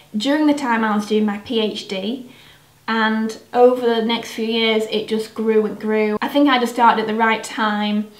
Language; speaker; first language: English; native; English